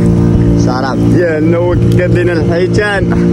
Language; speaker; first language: Arabic; native; Arabic